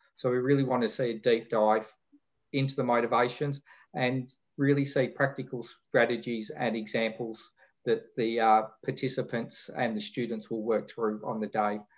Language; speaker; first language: English; native; English